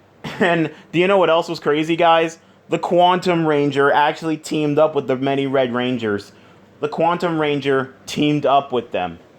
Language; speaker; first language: English; native; English